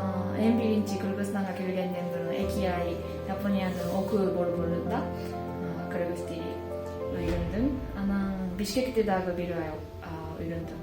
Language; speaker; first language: Kyrgyz; non-native, learner; Japanese